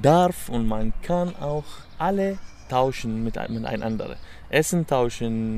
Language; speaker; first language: German; non-native, learner; Arabic